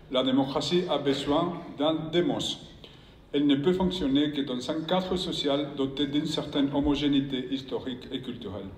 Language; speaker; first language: French; non-native, fluent; Spanish